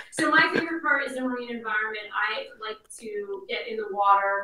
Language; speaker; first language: English; native; English